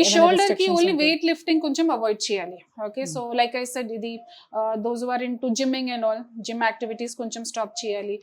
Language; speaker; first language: Telugu; non-native, learner; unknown